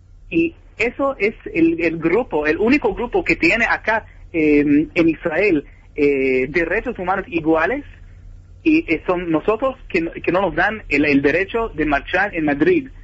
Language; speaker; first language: Spanish; non-native, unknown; Hebrew